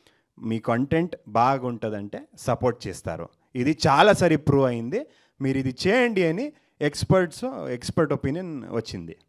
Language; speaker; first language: Telugu; non-native, learner; Kannada